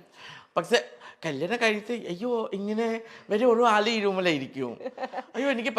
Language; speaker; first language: Malayalam; non-native, fluent; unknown